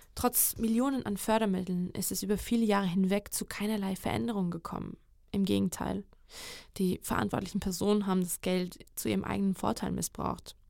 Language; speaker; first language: German; non-native, fluent; Georgian